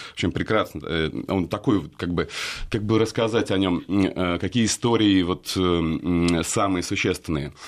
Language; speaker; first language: Russian; native; Russian